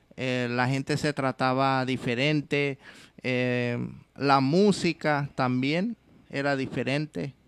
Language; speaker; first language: Spanish; early bilingual, heritage; Spanish